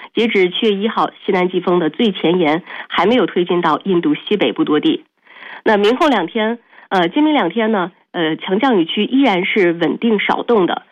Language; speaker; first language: Chinese; native; Chinese